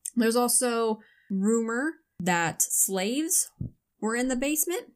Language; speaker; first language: English; native; English